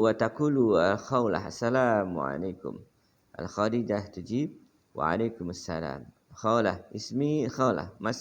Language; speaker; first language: Arabic; non-native, fluent; Indonesian